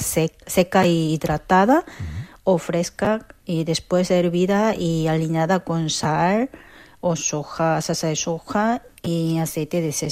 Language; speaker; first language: Spanish; non-native, fluent; Korean